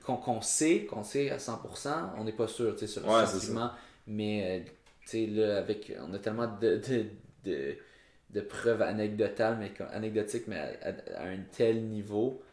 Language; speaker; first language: French; native; French